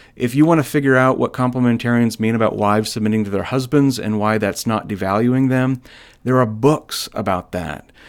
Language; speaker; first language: English; native; English